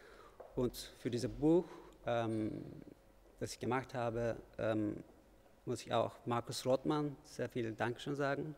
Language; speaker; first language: German; non-native, fluent; Turkish